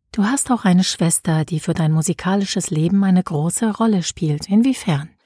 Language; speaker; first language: German; native; German